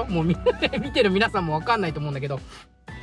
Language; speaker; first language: Japanese; native; Japanese